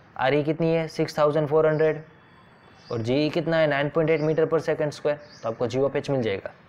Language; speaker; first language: Hindi; non-native, local second language; Gujarati